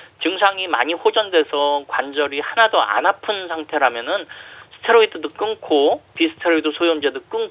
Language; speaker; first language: Korean; native; Korean